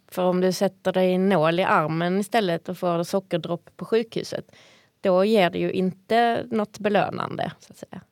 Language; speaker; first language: Swedish; native; Swedish